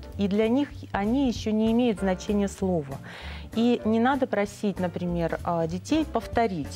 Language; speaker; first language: Russian; native; Russian